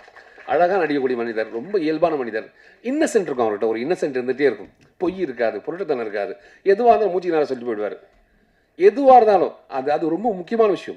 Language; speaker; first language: Tamil; native; Tamil